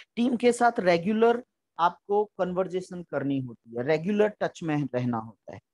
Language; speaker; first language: Hindi; native; Hindi